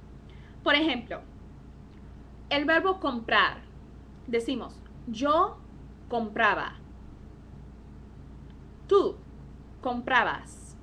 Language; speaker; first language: Spanish; non-native, fluent; English